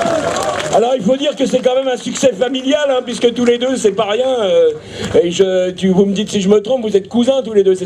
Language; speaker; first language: French; native; French